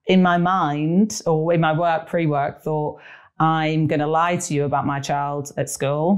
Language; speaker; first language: English; native; English